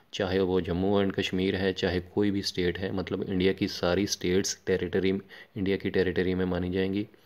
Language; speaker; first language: Hindi; non-native, local second language; Punjabi